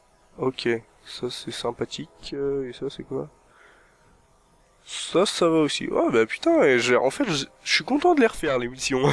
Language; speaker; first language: French; native; French